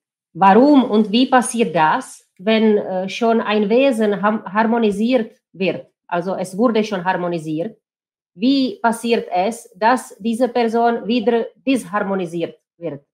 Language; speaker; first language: German; non-native, fluent; Czech